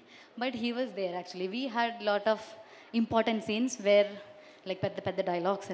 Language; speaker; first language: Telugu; non-native, learner; Malayalam